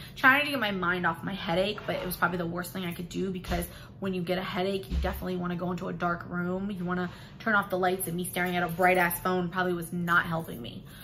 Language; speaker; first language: English; native; English